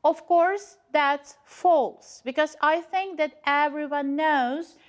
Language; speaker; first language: English; non-native, fluent; Ukrainian